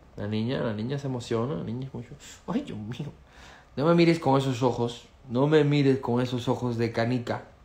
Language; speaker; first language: Spanish; native; Spanish